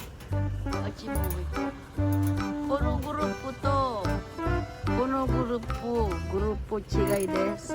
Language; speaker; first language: Japanese; non-native, learner; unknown